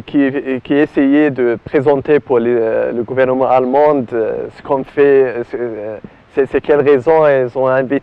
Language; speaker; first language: French; non-native, learner; Arabic